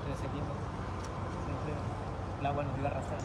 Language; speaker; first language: Spanish; native; Spanish